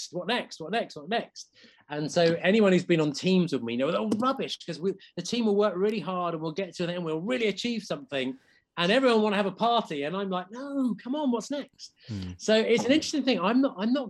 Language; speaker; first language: English; native; English